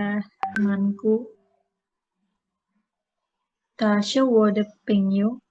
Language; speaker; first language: Chinese; non-native, learner; Indonesian